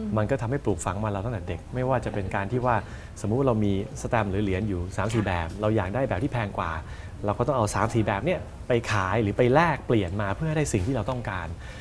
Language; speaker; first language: Thai; native; Thai